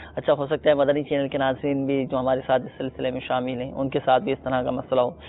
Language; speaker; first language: Urdu; native; Urdu